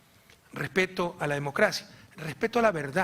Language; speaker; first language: Spanish; native; Spanish